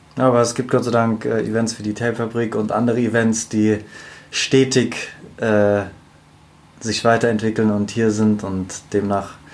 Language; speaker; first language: German; native; German